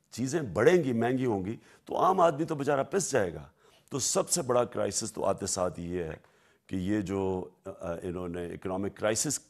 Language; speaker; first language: Urdu; native; Urdu